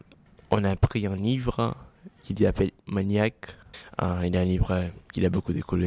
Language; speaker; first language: French; non-native, learner; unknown